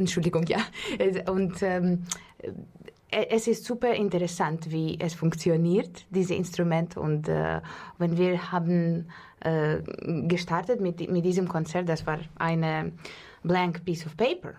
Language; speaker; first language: German; non-native, learner; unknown